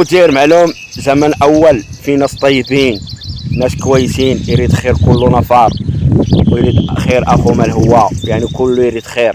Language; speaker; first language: Arabic; non-native, learner; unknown